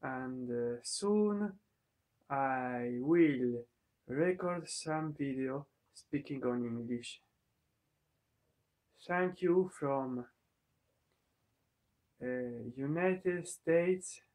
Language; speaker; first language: English; non-native, learner; Italian